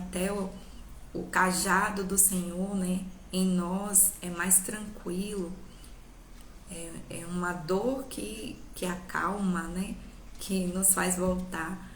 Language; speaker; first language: Portuguese; native; Portuguese